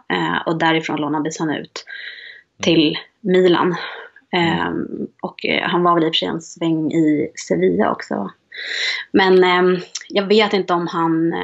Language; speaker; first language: Swedish; native; Swedish